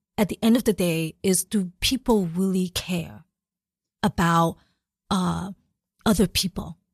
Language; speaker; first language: English; early bilingual, other home language; Cantonese